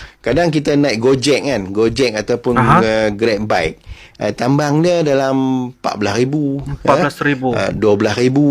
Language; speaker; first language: Malay; native; Malay